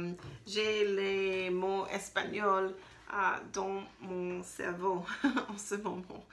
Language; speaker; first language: French; non-native, learner; English